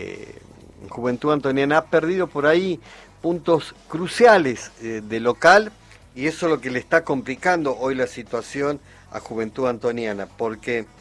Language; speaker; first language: Spanish; native; Spanish